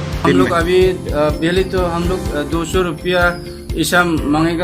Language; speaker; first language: Hindi; non-native, local second language; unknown